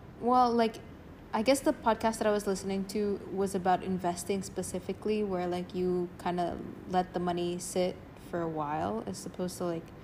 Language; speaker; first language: English; non-native, fluent; Indonesian